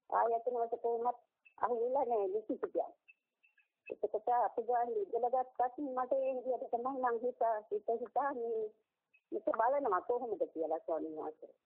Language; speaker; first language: Sinhala; native; Sinhala